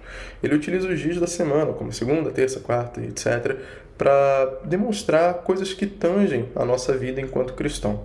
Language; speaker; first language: Portuguese; native; Portuguese